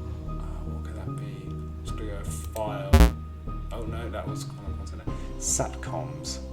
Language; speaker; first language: English; native; English